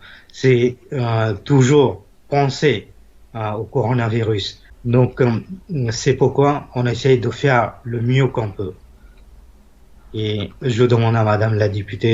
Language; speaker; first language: French; non-native, fluent; Bangla